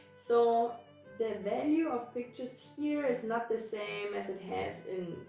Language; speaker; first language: English; non-native, fluent; German